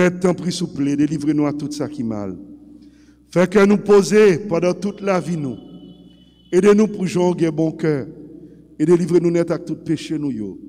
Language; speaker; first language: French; non-native, local second language; Haitian Creole